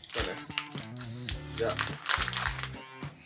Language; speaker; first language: Japanese; non-native, fluent; Indonesian